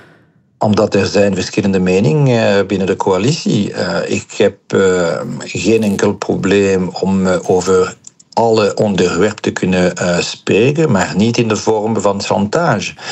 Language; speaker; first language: Dutch; non-native, local second language; French